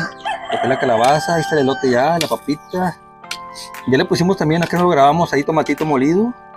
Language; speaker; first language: Spanish; native; Spanish